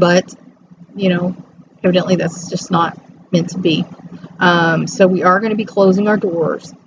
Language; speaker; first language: English; native; English